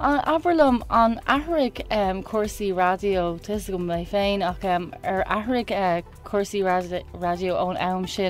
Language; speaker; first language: Irish; non-native, learner; English